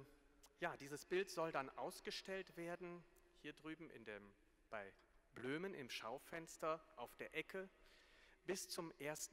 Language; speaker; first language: German; native; German